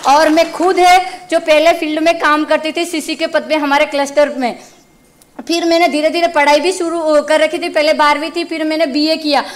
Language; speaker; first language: Hindi; native; Hindi